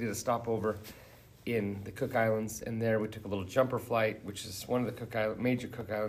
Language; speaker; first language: English; native; English